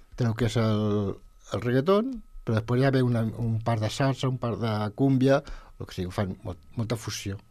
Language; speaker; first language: Catalan; non-native, local second language; Spanish